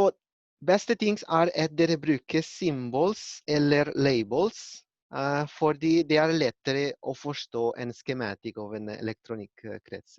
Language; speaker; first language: Norwegian; non-native, learner; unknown